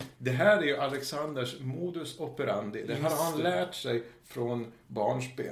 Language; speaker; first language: Swedish; native; Swedish